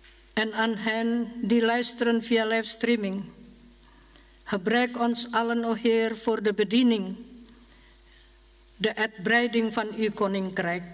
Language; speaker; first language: Dutch; non-native, learner; Indonesian